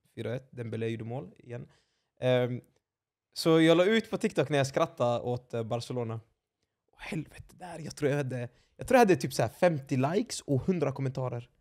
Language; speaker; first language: Swedish; early bilingual, other home language; Arabic